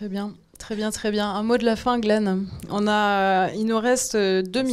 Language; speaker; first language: French; native; French